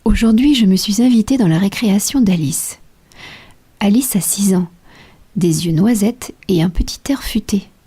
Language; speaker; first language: French; native; French